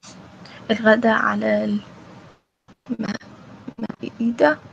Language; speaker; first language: Arabic; non-native, learner; English